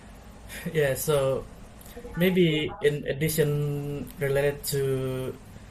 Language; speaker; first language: English; non-native, learner; Indonesian